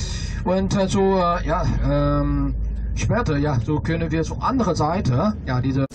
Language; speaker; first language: German; non-native, fluent; Chinese